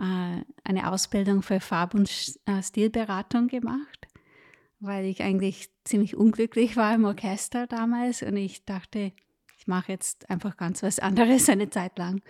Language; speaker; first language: German; non-native, fluent; English